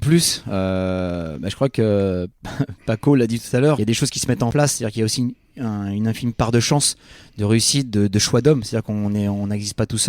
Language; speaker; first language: French; native; French